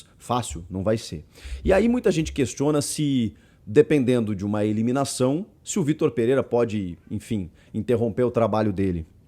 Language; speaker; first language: Portuguese; native; Portuguese